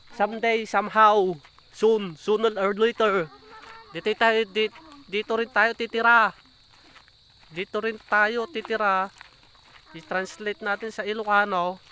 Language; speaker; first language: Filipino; non-native, local second language; Iloko